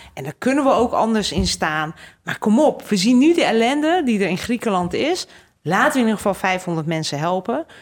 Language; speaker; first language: Dutch; native; Dutch